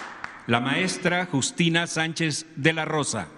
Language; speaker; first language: Spanish; native; Spanish